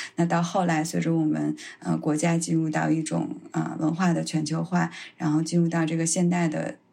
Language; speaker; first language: Chinese; native; Chinese